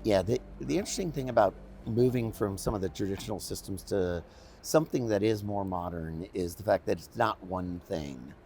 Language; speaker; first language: English; native; English